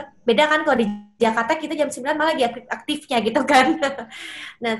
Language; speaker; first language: Indonesian; native; Indonesian